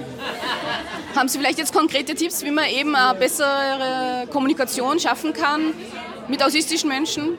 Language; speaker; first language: German; native; German